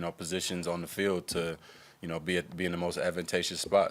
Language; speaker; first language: English; native; English